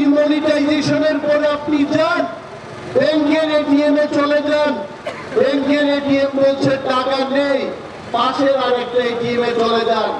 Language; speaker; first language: Bangla; non-native, local second language; Kok Borok